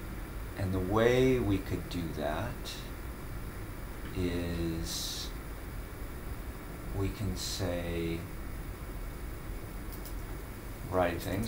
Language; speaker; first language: English; native; English